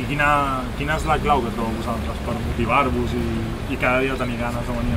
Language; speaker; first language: Catalan; native; Catalan